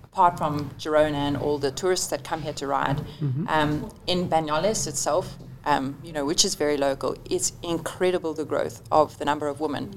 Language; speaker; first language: English; native; English